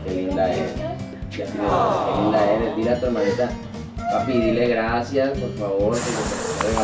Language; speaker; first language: Spanish; native; Spanish